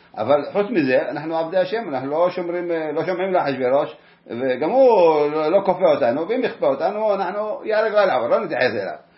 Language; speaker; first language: Hebrew; native; Hebrew